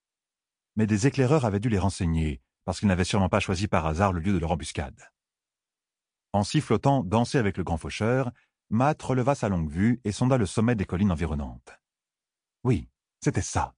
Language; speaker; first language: French; native; French